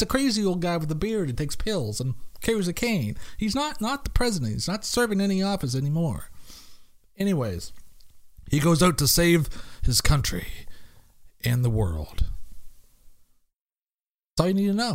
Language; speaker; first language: English; native; English